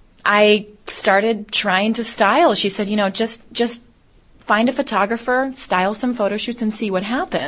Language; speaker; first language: English; native; English